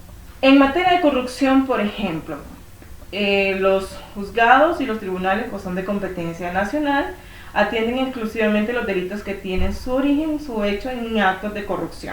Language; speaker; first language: Spanish; native; Spanish